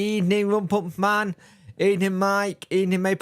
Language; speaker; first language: English; native; English